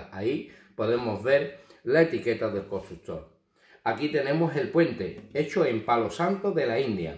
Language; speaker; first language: Spanish; native; Spanish